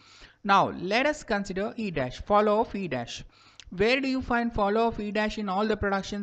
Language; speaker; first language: English; non-native, local second language; Kannada